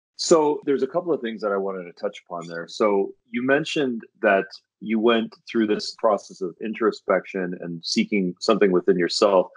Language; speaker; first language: English; native; English